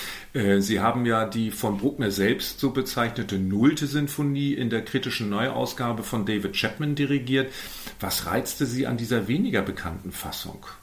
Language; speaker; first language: German; native; German